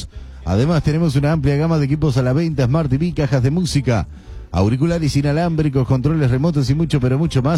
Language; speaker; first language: Spanish; native; Spanish